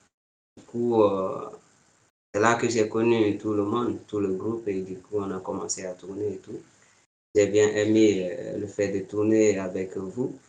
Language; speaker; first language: French; non-native, fluent; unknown